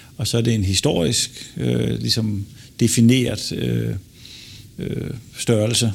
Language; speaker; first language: Danish; native; Danish